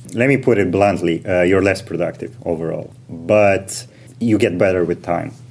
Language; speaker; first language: English; non-native, fluent; Romanian